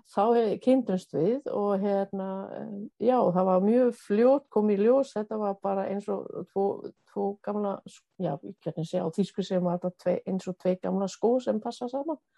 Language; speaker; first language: Icelandic; non-native, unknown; German